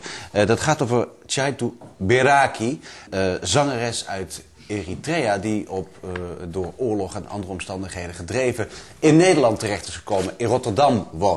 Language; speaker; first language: Dutch; native; Dutch